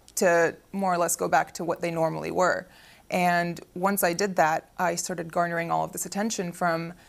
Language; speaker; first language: English; early bilingual, other home language; Arabic